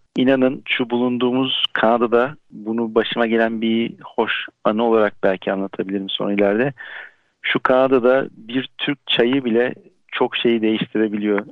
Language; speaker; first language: Turkish; native; Turkish